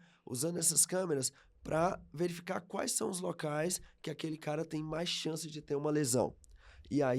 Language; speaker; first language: Portuguese; native; Portuguese